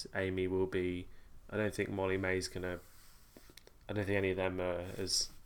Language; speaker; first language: English; native; English